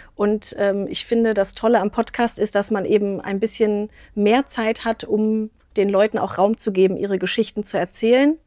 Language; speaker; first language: German; native; German